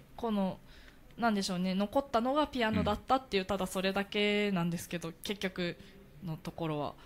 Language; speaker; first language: Japanese; native; Japanese